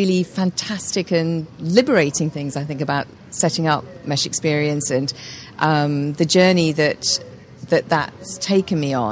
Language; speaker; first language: English; native; English